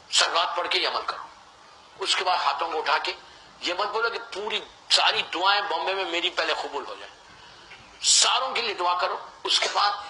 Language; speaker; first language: Urdu; native; Urdu